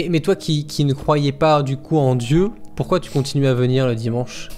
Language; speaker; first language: French; native; French